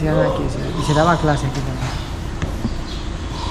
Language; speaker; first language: Spanish; early bilingual, other home language; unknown